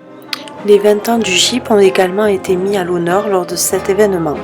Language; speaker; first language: French; native; French